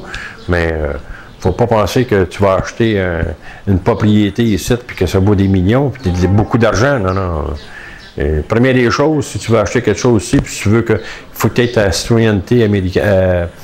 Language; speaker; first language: French; native; French